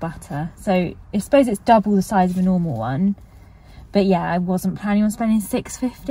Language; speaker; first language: English; native; English